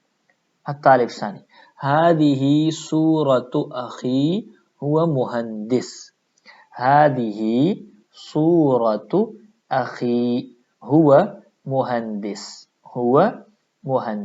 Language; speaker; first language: Arabic; non-native, fluent; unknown